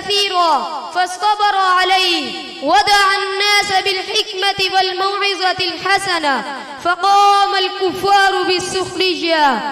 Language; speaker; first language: Arabic; non-native, learner; Urdu